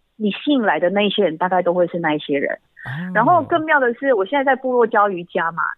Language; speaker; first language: Chinese; native; Chinese